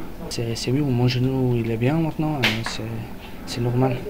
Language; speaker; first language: French; non-native, learner; Serbian